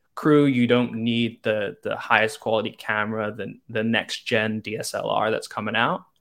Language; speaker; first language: English; non-native, local second language; Cantonese